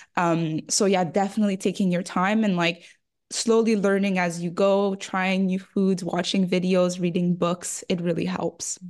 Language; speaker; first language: English; early bilingual, other home language; French